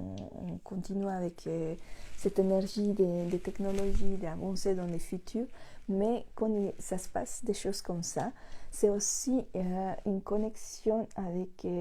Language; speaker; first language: French; non-native, fluent; Spanish